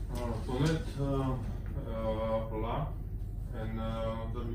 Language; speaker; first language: Spanish; non-native, learner; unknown